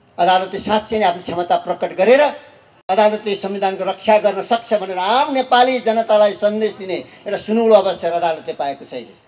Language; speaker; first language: Nepali; native; Nepali